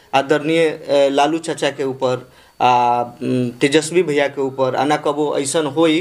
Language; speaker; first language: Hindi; native; Hindi